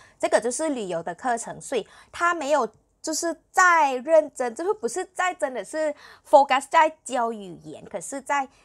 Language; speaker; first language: Chinese; non-native, fluent; Thai